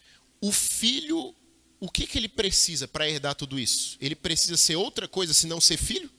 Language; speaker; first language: Portuguese; native; Portuguese